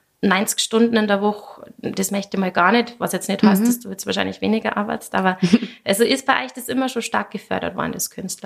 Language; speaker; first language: German; native; German